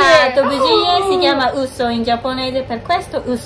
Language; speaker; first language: Italian; non-native, learner; Japanese